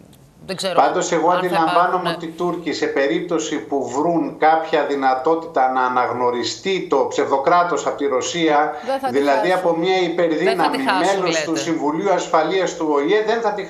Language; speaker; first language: Greek; native; Greek